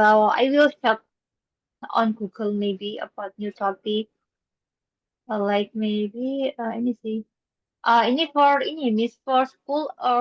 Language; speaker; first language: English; non-native, learner; Indonesian